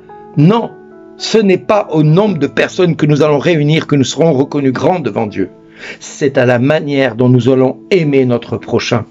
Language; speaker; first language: French; native; French